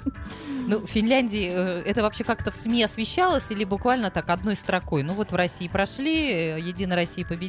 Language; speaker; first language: Russian; native; Russian